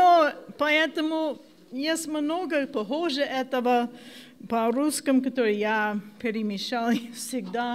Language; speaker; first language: Russian; non-native, learner; English